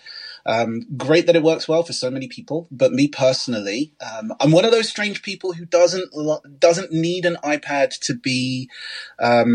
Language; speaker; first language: English; native; English